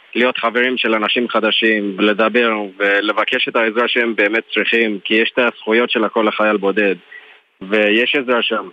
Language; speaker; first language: Hebrew; non-native, fluent; English